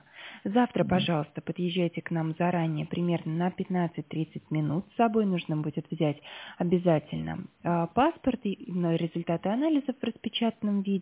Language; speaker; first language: Russian; native; Russian